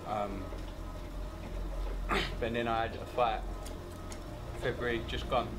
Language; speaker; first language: English; native; English